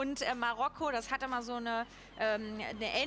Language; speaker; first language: German; native; German